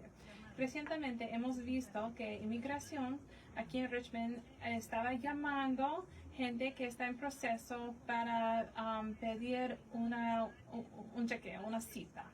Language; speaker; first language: Spanish; non-native, fluent; English